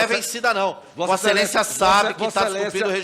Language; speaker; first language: Portuguese; native; Portuguese